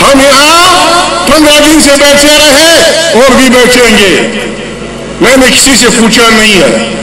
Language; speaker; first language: Urdu; non-native, local second language; Pashto